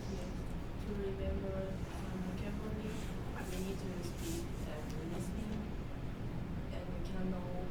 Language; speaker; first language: English; non-native, learner; Japanese